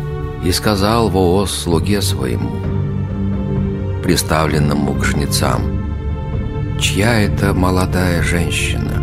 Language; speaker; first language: Russian; native; Russian